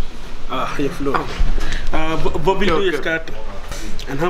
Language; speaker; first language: Swedish; non-native, learner; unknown